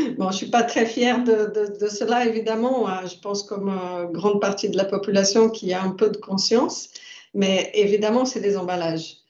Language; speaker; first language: French; non-native, fluent; Portuguese